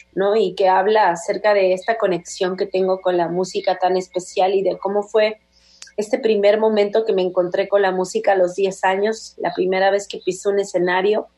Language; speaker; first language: Spanish; native; Spanish